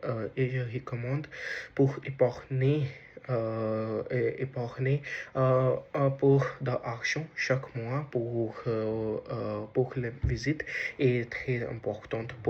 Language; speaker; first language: French; non-native, learner; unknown